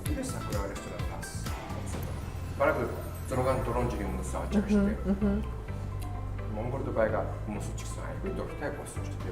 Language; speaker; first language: Mongolian; non-native, learner; Japanese